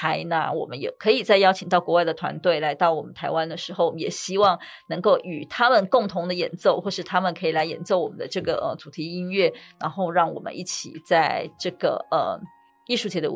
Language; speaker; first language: Chinese; native; Chinese